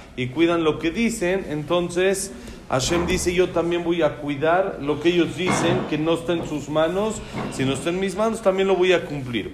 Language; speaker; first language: Spanish; native; Spanish